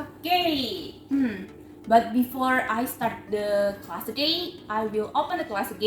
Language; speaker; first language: English; non-native, fluent; Indonesian